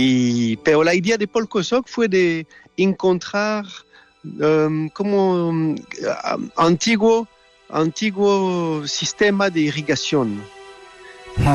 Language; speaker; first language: Spanish; non-native, fluent; French